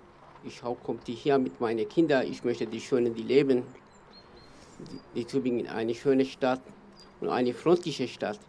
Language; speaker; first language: German; non-native, learner; Kurdish